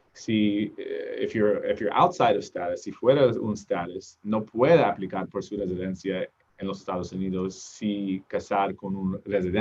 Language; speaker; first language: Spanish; non-native, learner; English